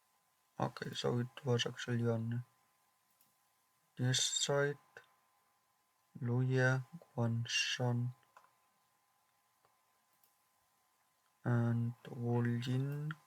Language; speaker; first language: English; non-native, fluent; Polish